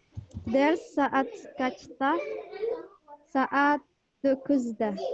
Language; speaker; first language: Turkish; non-native, learner; Indonesian